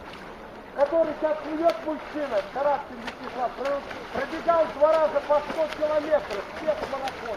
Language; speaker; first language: Russian; native; Russian